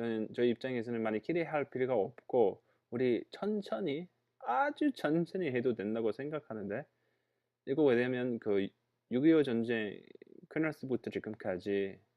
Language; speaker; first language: Korean; non-native, fluent; English